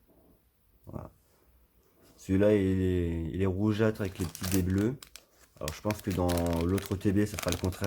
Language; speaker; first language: French; native; French